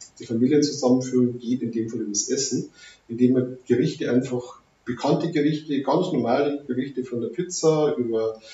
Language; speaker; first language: German; native; German